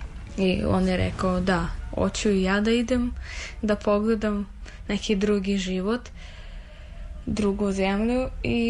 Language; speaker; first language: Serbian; non-native, fluent; Russian